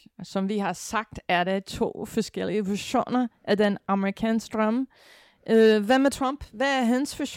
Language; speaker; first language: Danish; non-native, fluent; English